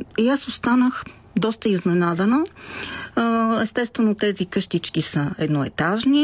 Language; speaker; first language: Bulgarian; native; Bulgarian